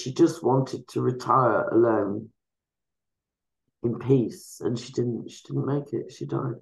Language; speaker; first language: English; native; English